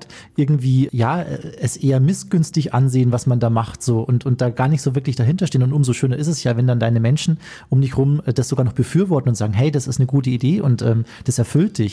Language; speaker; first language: German; native; German